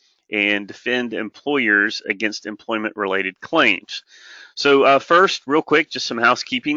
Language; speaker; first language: English; native; English